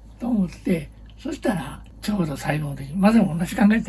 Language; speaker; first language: Japanese; native; Japanese